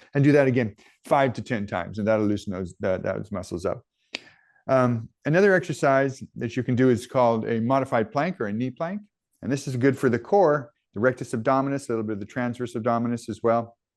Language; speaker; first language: English; native; English